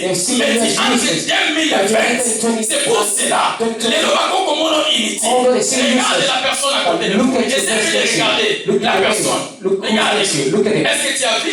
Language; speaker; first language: French; non-native, local second language; Lingala